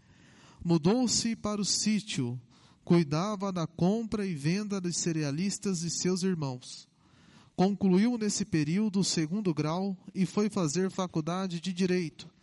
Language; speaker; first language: Portuguese; native; Portuguese